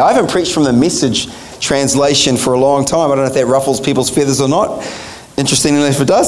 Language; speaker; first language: English; native; English